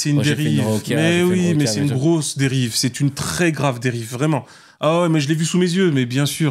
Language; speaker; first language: French; native; French